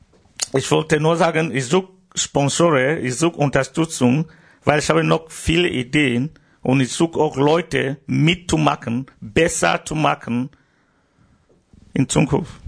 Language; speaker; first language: German; non-native, learner; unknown